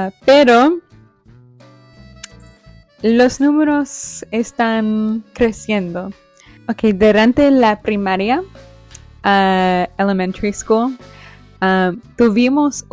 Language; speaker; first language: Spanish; non-native, fluent; English